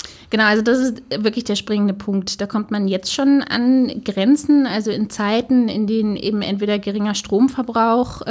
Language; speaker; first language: German; native; German